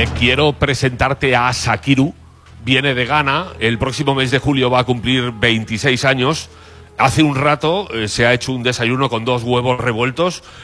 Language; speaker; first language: Spanish; native; Spanish